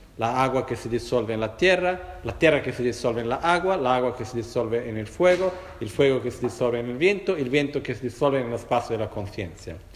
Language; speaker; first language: Spanish; non-native, fluent; Portuguese